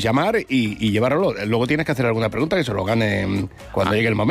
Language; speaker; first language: Spanish; native; Spanish